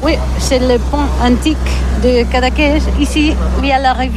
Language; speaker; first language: French; non-native, learner; Catalan